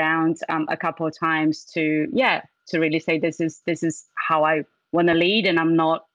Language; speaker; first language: English; non-native, fluent; Portuguese